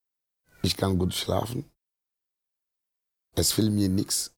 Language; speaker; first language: German; non-native, learner; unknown